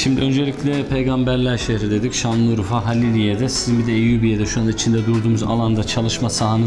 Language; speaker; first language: Turkish; native; Turkish